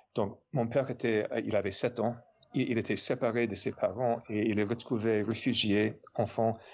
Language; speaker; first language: French; non-native, fluent; English